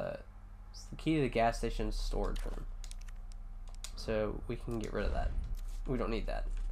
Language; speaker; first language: English; native; English